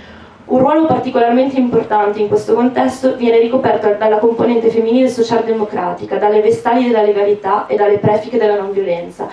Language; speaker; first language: Italian; native; Italian